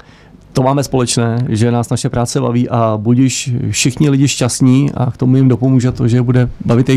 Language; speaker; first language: Czech; native; Czech